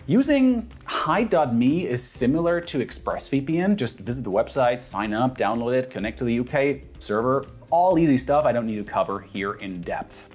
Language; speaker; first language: English; non-native, fluent; German